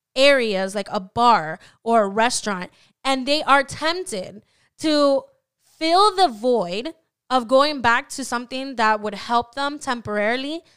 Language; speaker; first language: English; native; English